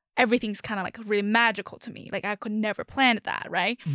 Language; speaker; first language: English; non-native, fluent; Chinese